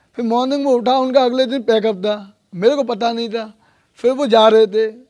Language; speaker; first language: Hindi; native; Hindi